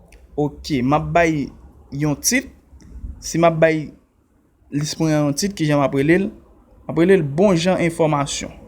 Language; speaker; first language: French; non-native, learner; Haitian Creole